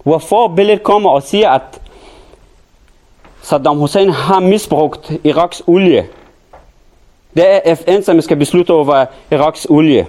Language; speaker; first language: Danish; non-native, learner; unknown